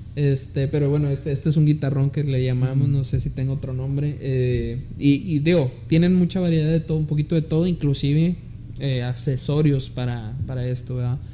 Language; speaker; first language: Spanish; early bilingual, heritage; Spanish